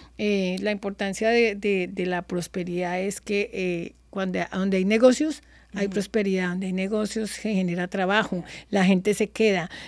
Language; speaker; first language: Spanish; native; Spanish